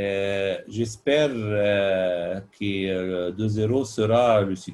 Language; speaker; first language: French; non-native, learner; Arabic